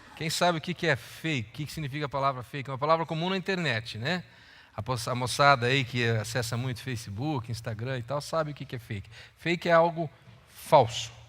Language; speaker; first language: Portuguese; native; Portuguese